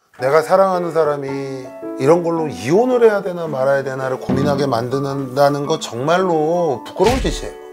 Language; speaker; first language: Korean; native; Korean